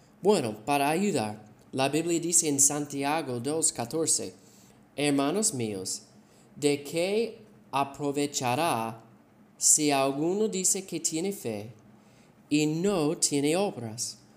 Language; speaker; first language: Spanish; non-native, fluent; English